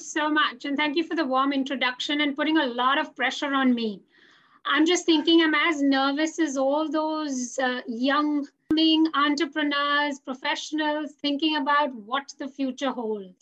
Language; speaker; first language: English; non-native, local second language; Hindi